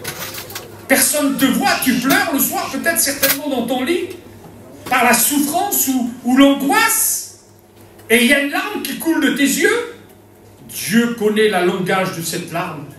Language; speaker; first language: French; native; French